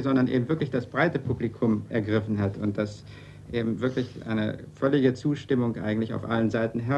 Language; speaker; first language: German; native; German